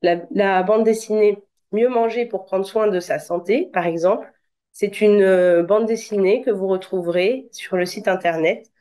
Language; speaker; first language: French; native; French